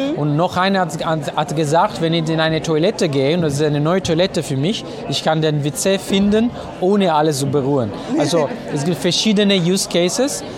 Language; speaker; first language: German; non-native, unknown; Italian